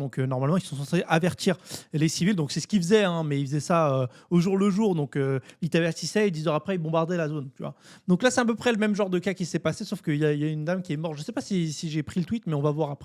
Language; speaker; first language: French; native; French